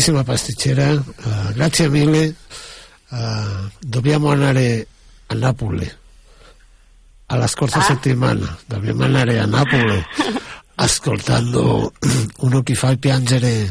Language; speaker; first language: Italian; non-native, fluent; Catalan